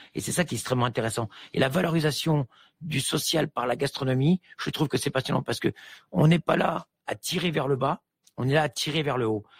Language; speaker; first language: French; native; French